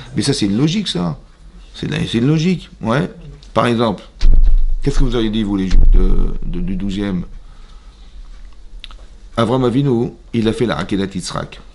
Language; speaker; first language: French; native; French